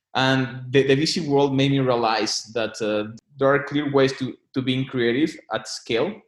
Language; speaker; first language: English; non-native, fluent; Spanish